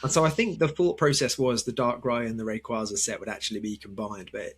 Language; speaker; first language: English; native; English